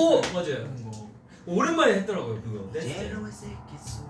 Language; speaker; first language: Korean; early bilingual, heritage; Korean